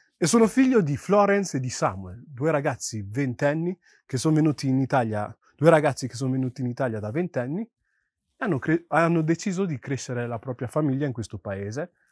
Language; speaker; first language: Italian; early bilingual, other home language; Yoruba